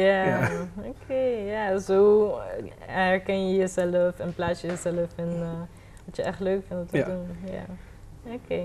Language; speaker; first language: Dutch; non-native, local second language; Papiamento